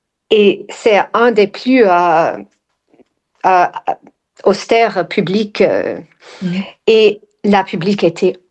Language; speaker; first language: French; non-native, fluent; English